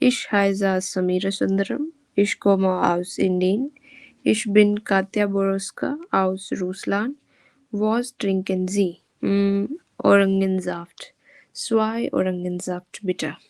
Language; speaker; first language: German; non-native, fluent; Hindi